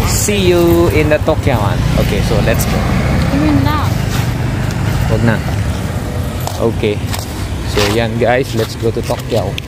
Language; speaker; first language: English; non-native, learner; Filipino